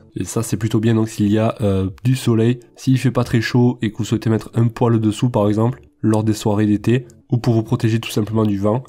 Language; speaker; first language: French; native; French